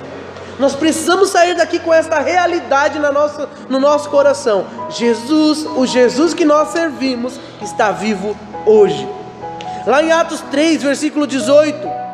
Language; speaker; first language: Portuguese; native; Portuguese